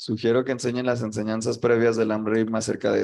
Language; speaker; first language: Spanish; native; Spanish